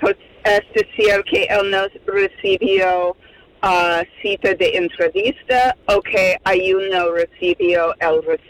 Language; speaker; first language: Spanish; non-native, fluent; English